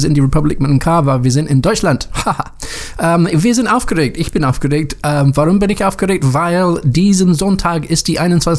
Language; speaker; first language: German; non-native, learner; English